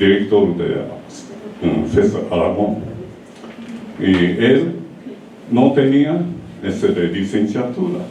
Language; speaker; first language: Spanish; non-native, learner; Japanese